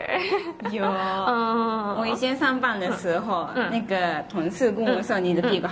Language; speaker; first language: Chinese; non-native, fluent; Japanese